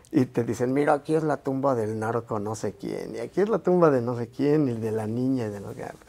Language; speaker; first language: Spanish; native; Spanish